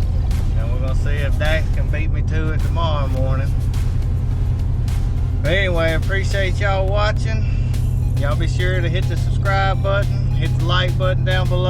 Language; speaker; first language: English; native; English